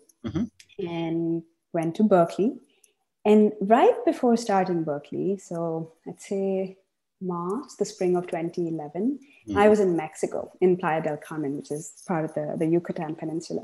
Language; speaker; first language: English; non-native, local second language; Tamil